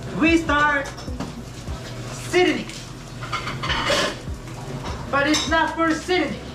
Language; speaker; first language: English; non-native, learner; Ukrainian